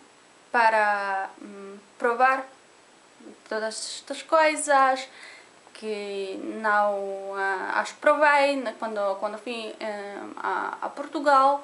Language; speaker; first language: Portuguese; non-native, learner; Polish